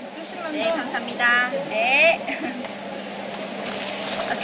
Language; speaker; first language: Korean; non-native, learner; Vietnamese